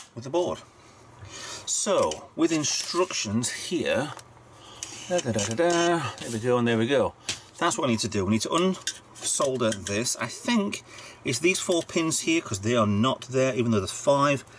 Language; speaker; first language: English; native; English